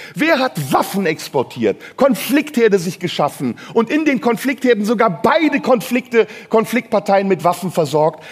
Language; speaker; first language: German; non-native, fluent; Turkish